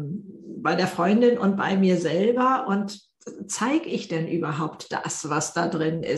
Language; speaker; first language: German; native; German